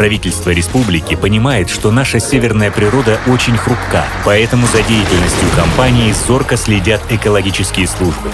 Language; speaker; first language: Russian; native; Russian